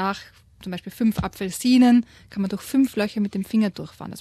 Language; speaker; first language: German; native; German